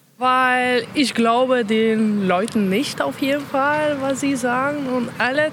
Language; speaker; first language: German; non-native, learner; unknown